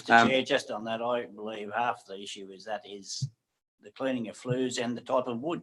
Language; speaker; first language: English; native; English